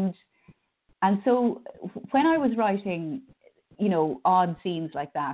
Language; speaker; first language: English; native; English